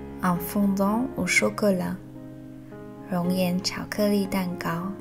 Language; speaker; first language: French; non-native, fluent; Chinese